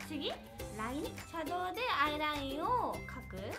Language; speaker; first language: Japanese; non-native, fluent; Korean